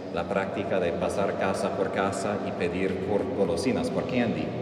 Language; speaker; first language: Spanish; non-native, fluent; English